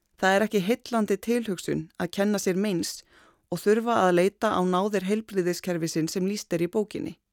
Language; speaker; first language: Icelandic; native; Icelandic